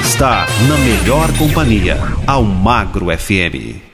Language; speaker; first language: Portuguese; native; Portuguese